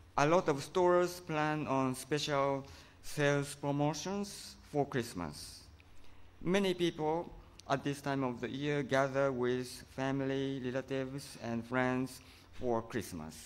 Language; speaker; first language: English; non-native, fluent; Japanese